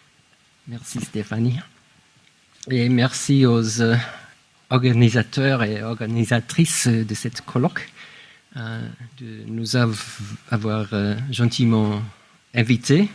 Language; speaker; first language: French; non-native, fluent; English